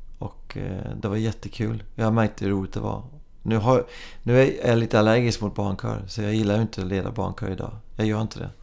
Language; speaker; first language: Swedish; early bilingual, other home language; English